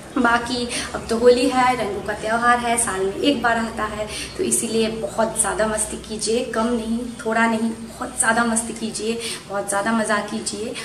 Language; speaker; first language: Hindi; non-native, local second language; Bangla